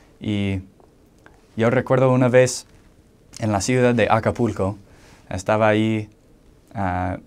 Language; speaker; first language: Spanish; non-native, fluent; English